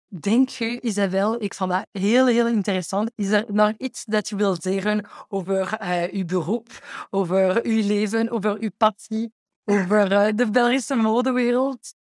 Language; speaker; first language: Dutch; non-native, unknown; French